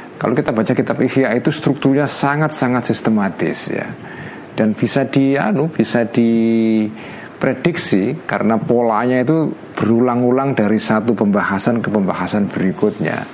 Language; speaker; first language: Indonesian; non-native, local second language; Javanese